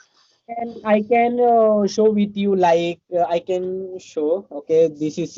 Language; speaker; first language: English; non-native, learner; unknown